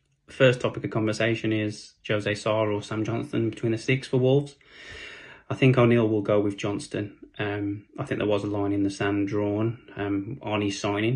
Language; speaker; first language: English; native; English